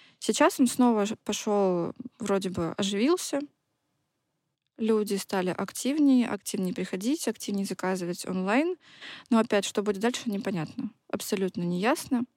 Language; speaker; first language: Russian; native; Russian